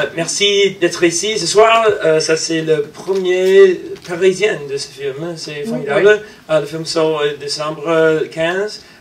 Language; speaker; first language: French; non-native, learner; English